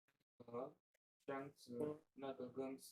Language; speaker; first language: Chinese; non-native, learner; Bangla